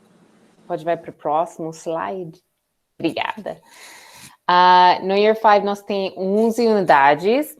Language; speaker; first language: Portuguese; non-native, learner; English